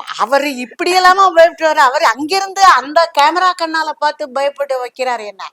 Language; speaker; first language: Tamil; native; Tamil